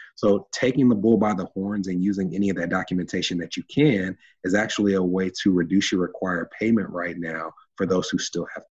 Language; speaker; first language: English; native; English